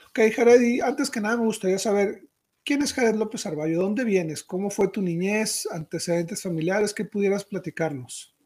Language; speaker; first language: Spanish; native; Spanish